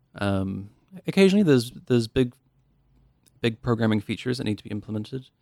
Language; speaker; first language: English; native; English